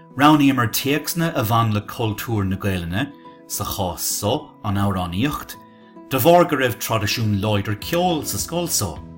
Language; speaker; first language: Irish; native; Irish